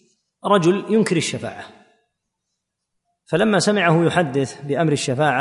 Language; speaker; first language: Arabic; native; Arabic